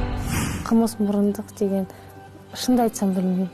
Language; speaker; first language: Kazakh; non-native, local second language; Russian